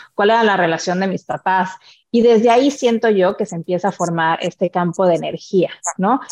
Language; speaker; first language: Spanish; native; Spanish